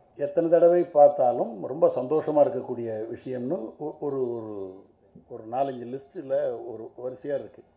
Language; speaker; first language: Tamil; native; Tamil